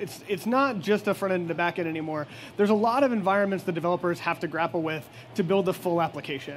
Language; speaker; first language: English; native; English